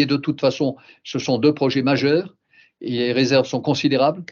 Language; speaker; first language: French; native; French